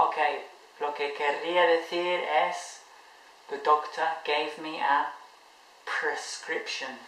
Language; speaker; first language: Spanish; non-native, fluent; English